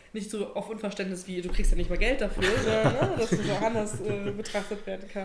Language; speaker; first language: German; native; German